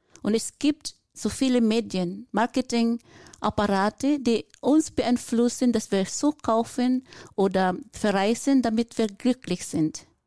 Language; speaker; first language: German; non-native, fluent; Filipino